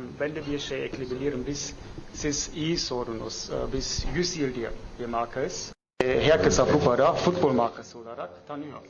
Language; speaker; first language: Turkish; non-native, learner; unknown